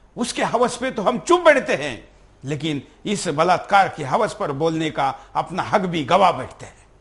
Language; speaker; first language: Hindi; non-native, local second language; Marathi